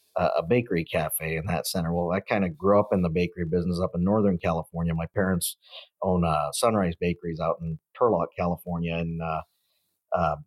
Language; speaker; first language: English; native; English